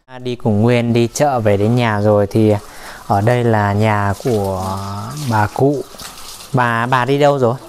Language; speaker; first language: Vietnamese; non-native, local second language; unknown